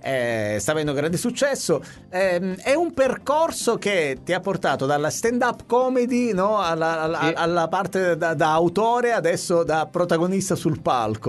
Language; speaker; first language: Italian; native; Italian